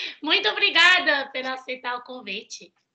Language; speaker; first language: Portuguese; non-native, fluent; Chinese